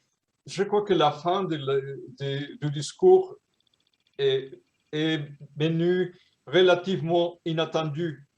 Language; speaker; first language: French; non-native, fluent; Spanish